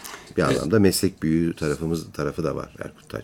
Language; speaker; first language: Turkish; native; Turkish